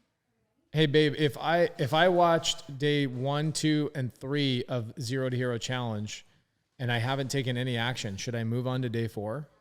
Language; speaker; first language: English; native; English